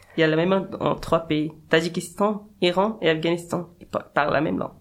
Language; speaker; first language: French; non-native, learner; Persian